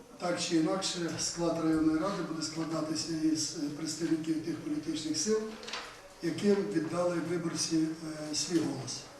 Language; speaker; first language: Ukrainian; native; Ukrainian